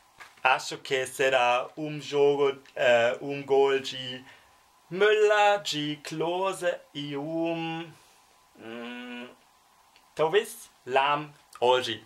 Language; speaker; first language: Portuguese; non-native, learner; German